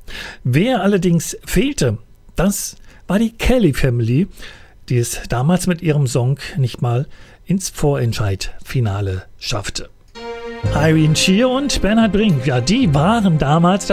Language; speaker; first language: German; native; German